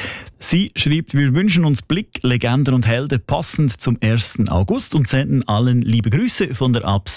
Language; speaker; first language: German; native; German